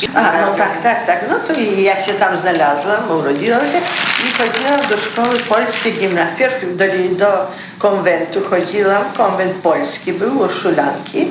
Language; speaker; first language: Polish; early bilingual, heritage; Polish